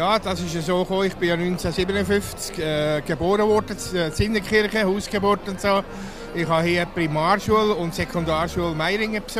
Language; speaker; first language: German; native; German